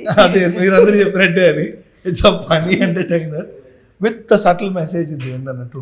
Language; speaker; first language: Telugu; native; Telugu